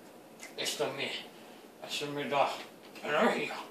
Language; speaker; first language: Spanish; non-native, learner; English